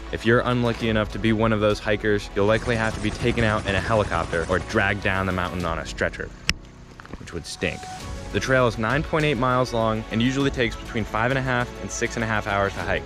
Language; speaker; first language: English; native; English